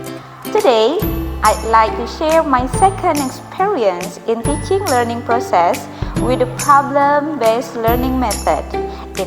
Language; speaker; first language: English; non-native, fluent; Indonesian